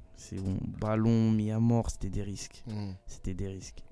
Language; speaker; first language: French; native; French